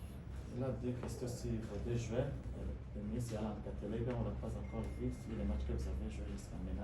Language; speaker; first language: French; non-native, learner; Kinyarwanda